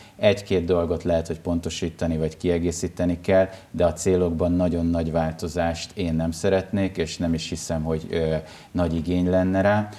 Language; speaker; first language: Hungarian; native; Hungarian